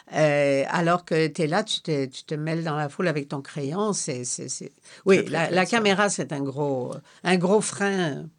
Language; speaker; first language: French; non-native, fluent; Polish